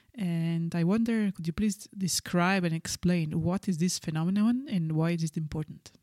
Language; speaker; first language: English; non-native, fluent; Slovenian